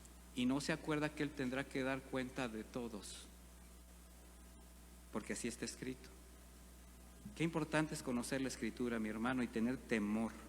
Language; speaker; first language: Spanish; native; Spanish